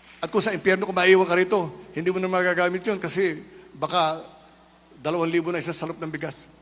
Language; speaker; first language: Filipino; non-native, local second language; Iloko